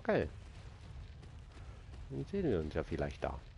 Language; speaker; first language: German; native; German